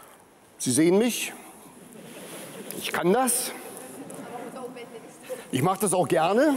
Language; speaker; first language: German; native; German